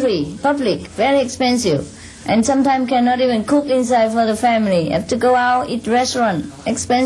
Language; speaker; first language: English; non-native, fluent; Vietnamese